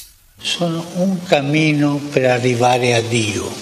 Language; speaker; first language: Italian; early bilingual, heritage; Spanish